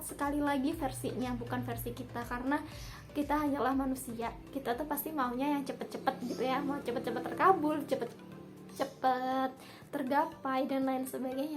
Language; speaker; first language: Indonesian; native; Indonesian